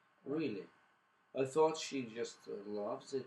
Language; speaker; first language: English; non-native, fluent; Russian